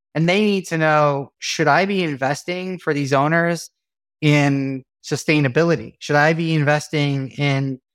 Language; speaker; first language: English; native; English